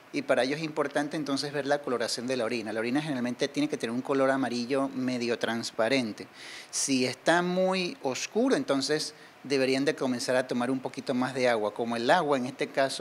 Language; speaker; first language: Spanish; native; Spanish